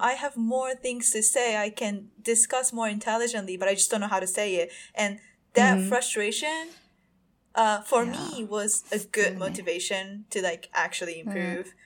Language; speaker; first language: English; non-native, fluent; Japanese